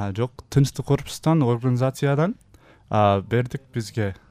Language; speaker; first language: Kyrgyz; non-native, learner; English